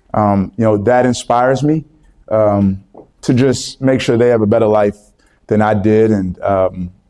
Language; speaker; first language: English; native; English